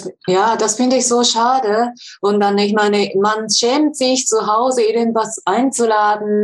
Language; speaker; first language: German; non-native, fluent; Japanese